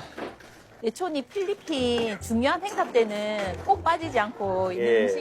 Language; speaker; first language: Korean; non-native, fluent; Filipino